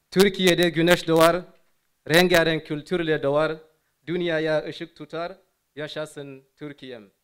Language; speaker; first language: Turkish; non-native, fluent; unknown